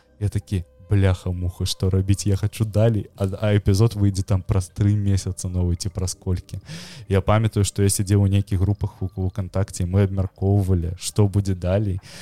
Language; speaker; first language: Belarusian; non-native, local second language; Russian